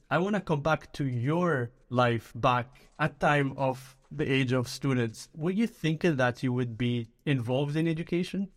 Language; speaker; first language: English; early bilingual, other home language; Arabic